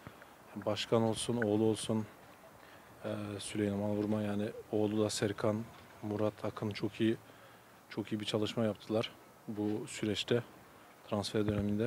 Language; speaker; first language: Turkish; early bilingual, other home language; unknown